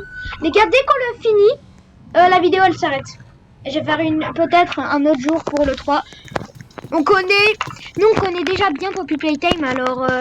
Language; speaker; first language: French; native; French